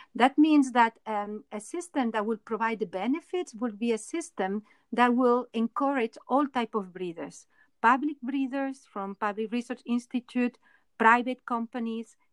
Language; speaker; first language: English; non-native, fluent; Spanish